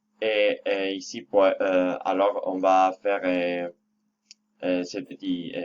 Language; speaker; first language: French; non-native, fluent; Spanish